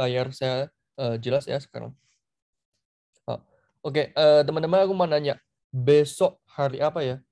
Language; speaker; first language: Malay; non-native, fluent; Chinese